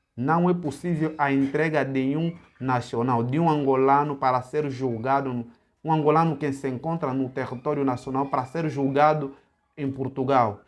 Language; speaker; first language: Portuguese; native; Portuguese